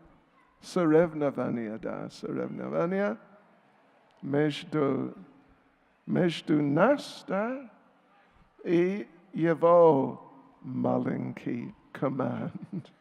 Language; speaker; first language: Russian; non-native, learner; English